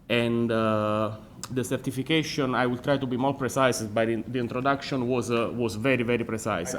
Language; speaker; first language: English; non-native, fluent; Italian